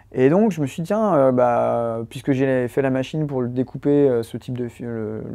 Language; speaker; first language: French; native; French